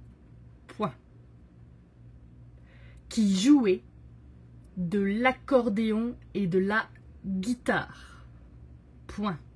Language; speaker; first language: French; native; French